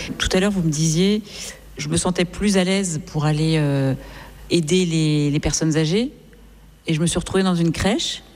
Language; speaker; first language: French; native; French